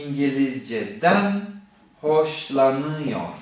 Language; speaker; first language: Turkish; non-native, fluent; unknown